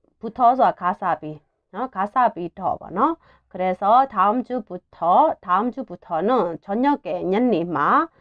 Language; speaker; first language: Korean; non-native, fluent; Burmese